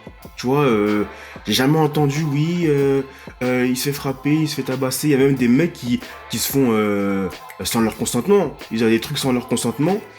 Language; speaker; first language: French; native; French